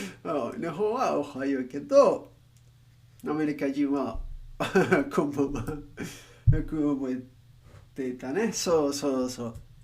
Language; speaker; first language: Japanese; non-native, learner; Spanish